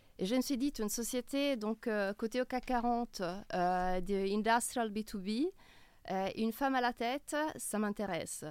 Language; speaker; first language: French; non-native, fluent; Italian